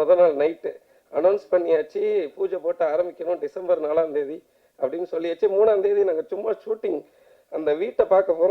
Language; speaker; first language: Tamil; native; Tamil